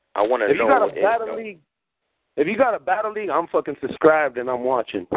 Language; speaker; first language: English; early bilingual, other home language; Spanish